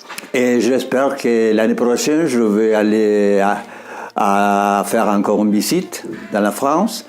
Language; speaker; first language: French; non-native, fluent; Spanish